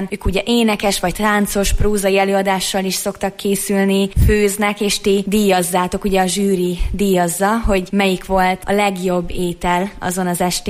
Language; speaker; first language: Hungarian; native; Hungarian